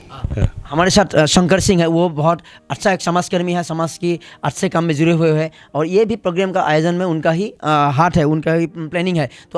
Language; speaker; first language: Hindi; non-native, local second language; Assamese